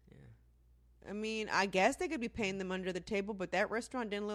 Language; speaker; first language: English; early bilingual, other home language; Spanish